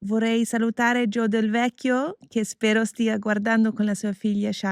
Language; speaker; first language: Italian; non-native, fluent; English